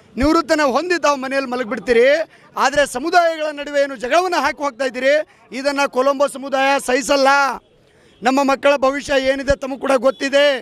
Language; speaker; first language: Kannada; non-native, local second language; Lambadi